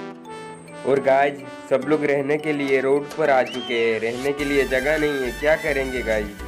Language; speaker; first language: Hindi; non-native, local second language; Bangla